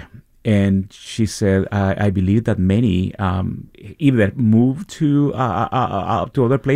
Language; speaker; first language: English; non-native, fluent; Spanish